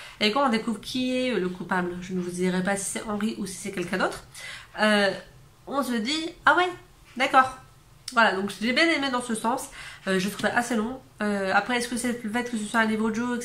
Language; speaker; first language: French; native; French